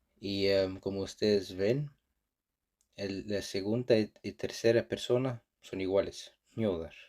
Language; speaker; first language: Spanish; non-native, fluent; Icelandic